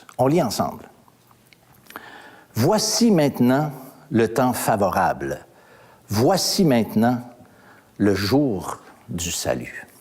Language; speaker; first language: French; native; French